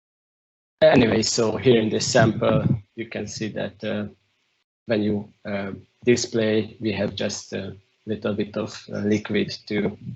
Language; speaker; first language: English; non-native, fluent; Hungarian